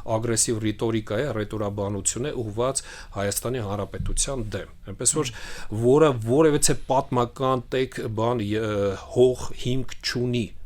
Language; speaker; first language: Armenian; native; Armenian